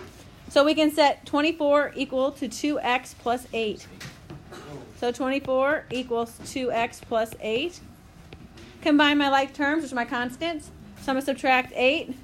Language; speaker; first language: English; native; English